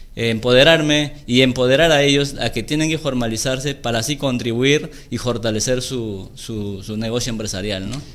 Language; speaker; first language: Spanish; native; Spanish